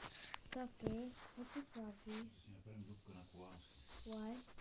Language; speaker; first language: Bulgarian; non-native, learner; English